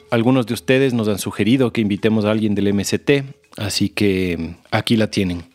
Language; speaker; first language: Spanish; native; Spanish